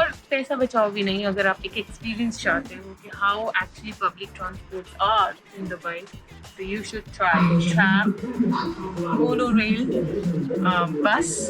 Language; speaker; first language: Hindi; native; Hindi